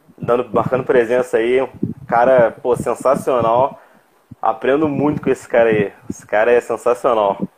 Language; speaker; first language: Portuguese; native; Portuguese